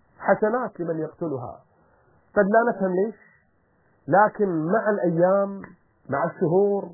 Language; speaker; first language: Arabic; native; Arabic